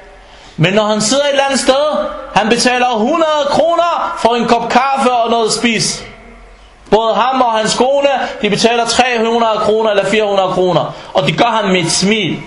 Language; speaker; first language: Danish; non-native, fluent; Arabic